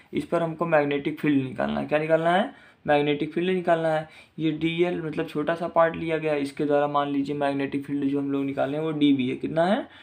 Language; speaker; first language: Hindi; native; Hindi